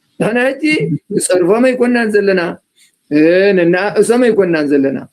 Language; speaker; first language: Tigrinya; native; Tigrinya